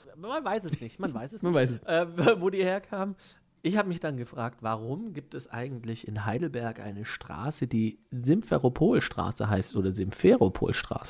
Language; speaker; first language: German; native; German